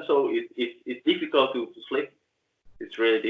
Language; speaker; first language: English; non-native, learner; Vietnamese